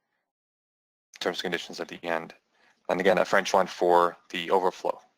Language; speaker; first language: English; native; English